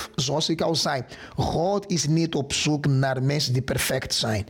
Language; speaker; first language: Dutch; non-native, fluent; Portuguese